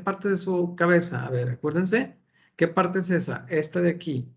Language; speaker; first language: Spanish; native; Spanish